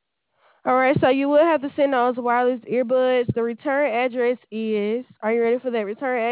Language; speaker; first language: English; native; English